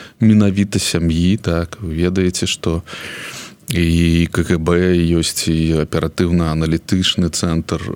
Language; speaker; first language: Belarusian; non-native, local second language; Russian